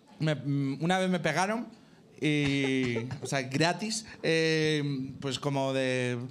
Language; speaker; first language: Spanish; native; Spanish